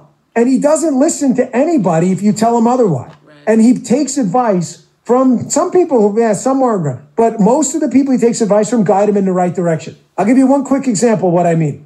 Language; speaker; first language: English; native; English